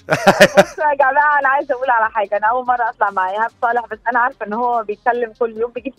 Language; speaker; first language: Arabic; native; Arabic